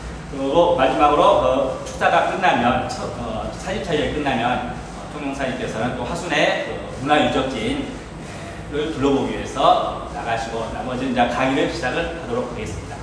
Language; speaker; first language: Korean; native; Korean